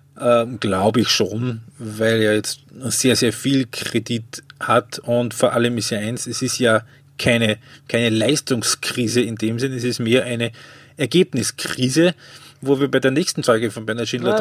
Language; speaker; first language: German; native; German